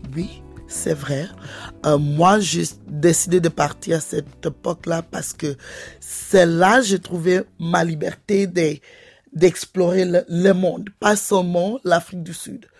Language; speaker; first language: French; non-native, fluent; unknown